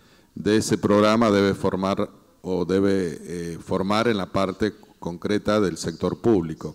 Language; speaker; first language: Spanish; native; Spanish